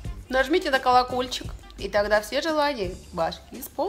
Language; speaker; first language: Russian; native; Russian